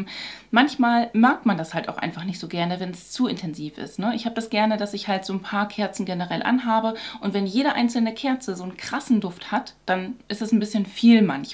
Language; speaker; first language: German; native; German